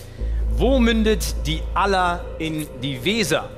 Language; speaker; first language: German; native; German